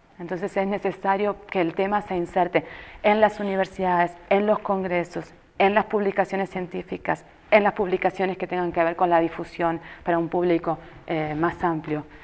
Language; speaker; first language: Spanish; native; Spanish